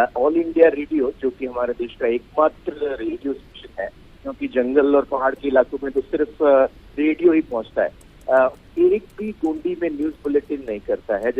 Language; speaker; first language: Hindi; non-native, local second language; Bangla